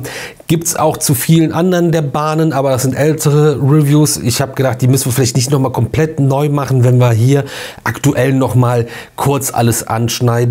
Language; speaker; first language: German; native; German